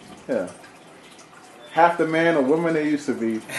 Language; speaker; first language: English; native; English